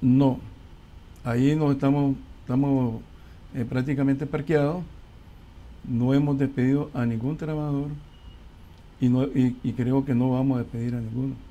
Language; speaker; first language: Spanish; native; Spanish